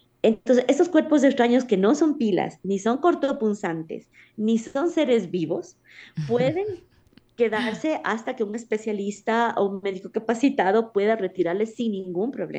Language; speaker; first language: Spanish; native; Spanish